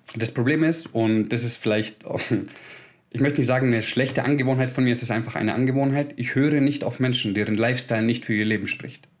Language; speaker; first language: German; early bilingual, other home language; Croatian